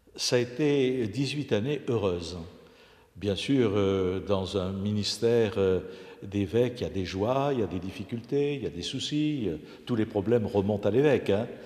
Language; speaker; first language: French; native; French